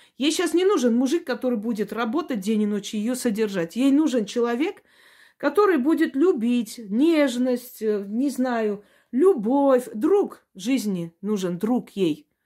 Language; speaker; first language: Russian; non-native, local second language; Armenian